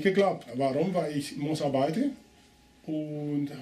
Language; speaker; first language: German; non-native, learner; Spanish